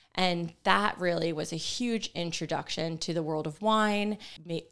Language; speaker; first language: English; early bilingual, other home language; Italian